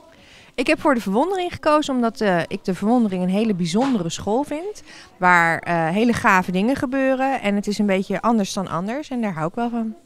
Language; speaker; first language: Dutch; native; Dutch